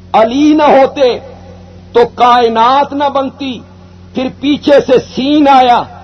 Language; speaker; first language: Urdu; non-native, local second language; Punjabi